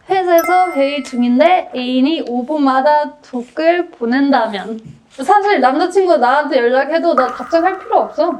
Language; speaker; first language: Korean; non-native, fluent; German